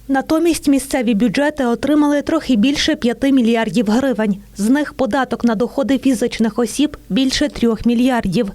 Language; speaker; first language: Ukrainian; native; Ukrainian